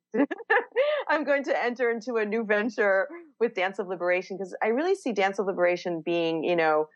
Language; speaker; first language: English; non-native, fluent; Hebrew